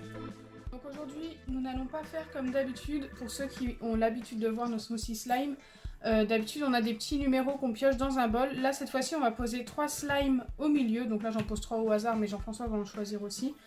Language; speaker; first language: French; native; French